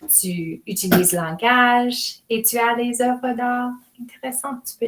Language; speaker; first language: French; non-native, fluent; English